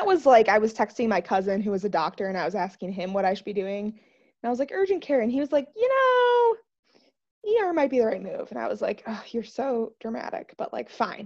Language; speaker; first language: English; native; English